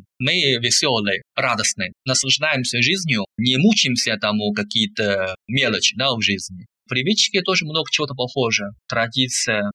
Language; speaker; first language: Russian; non-native, fluent; Chinese